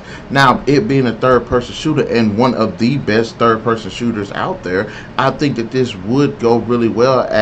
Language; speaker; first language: English; native; English